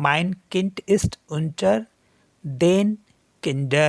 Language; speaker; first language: German; non-native, learner; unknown